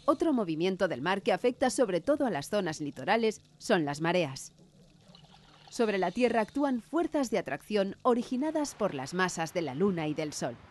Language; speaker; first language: Spanish; native; Spanish